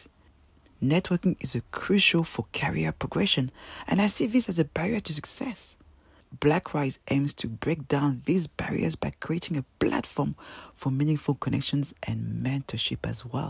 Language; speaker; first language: English; non-native, fluent; French